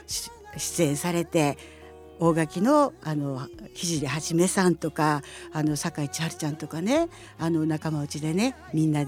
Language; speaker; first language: Japanese; native; Japanese